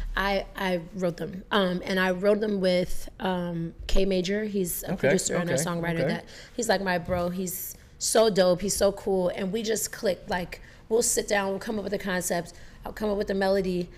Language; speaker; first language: English; native; English